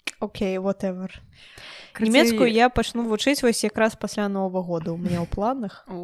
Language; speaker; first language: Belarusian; non-native, local second language; Russian